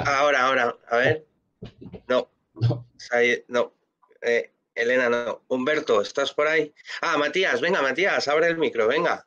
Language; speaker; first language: Spanish; native; Spanish